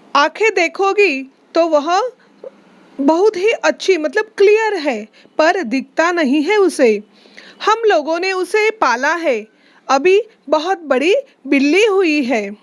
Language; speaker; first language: Hindi; non-native, local second language; Marathi